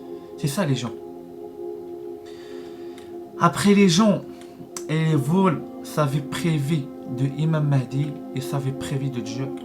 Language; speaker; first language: French; non-native, learner; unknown